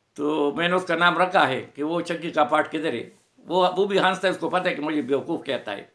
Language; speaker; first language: Urdu; non-native, local second language; Pashto